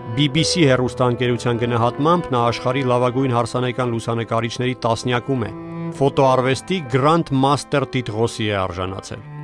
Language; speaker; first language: Armenian; native; Armenian